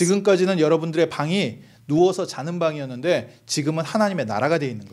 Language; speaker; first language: Korean; native; Korean